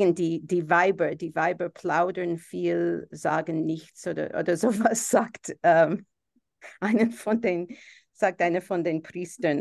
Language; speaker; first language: German; non-native, fluent; English